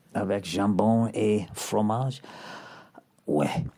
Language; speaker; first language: French; non-native, learner; English